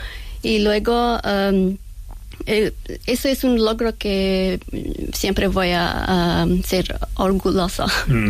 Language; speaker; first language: Spanish; non-native, learner; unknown